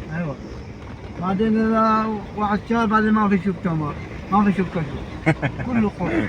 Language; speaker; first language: Arabic; non-native, learner; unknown